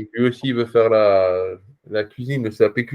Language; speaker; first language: French; native; French